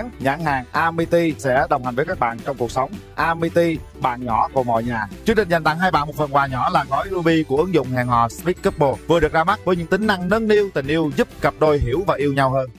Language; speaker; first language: Vietnamese; native; Vietnamese